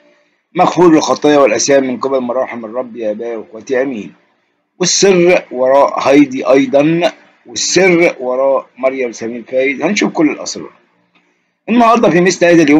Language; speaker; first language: Arabic; native; Arabic